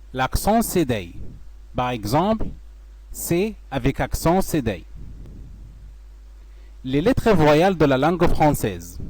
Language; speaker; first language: French; non-native, fluent; Arabic